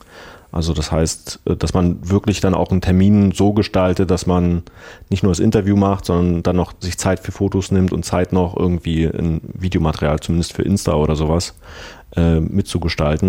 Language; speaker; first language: German; native; German